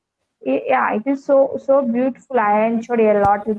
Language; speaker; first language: English; non-native, learner; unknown